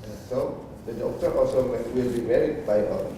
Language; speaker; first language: English; non-native, learner; Indonesian